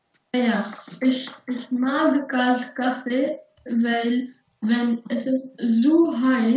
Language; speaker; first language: German; non-native, learner; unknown